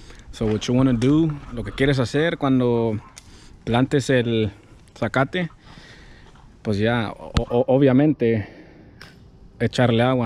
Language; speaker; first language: Spanish; early bilingual, heritage; Spanish